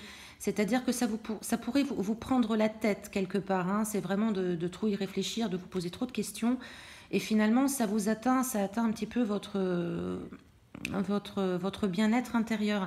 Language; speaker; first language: French; native; French